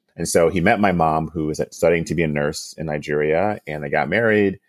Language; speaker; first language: English; early bilingual, other home language; Yoruba